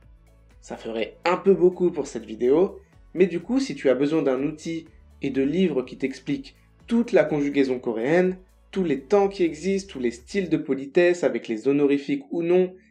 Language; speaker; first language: French; native; French